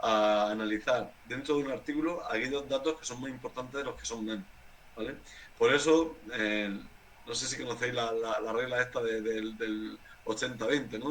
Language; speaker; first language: Spanish; native; Spanish